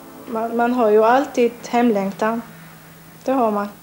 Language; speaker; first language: Swedish; non-native, learner; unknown